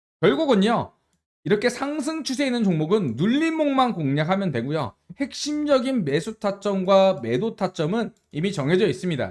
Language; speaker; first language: Korean; native; Korean